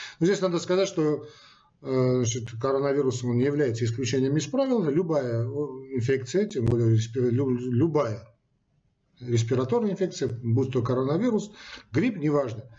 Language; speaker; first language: Russian; non-native, local second language; Armenian